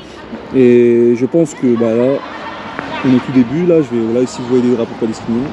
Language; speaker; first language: French; native; French